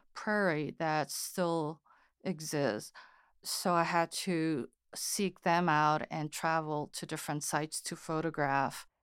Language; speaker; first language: English; non-native, fluent; Korean